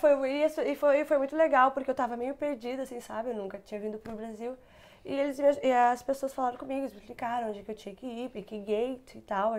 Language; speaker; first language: Portuguese; non-native, local second language; Kabuverdianu